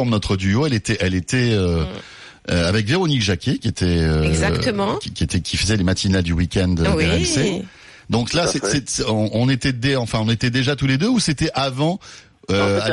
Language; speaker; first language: French; native; French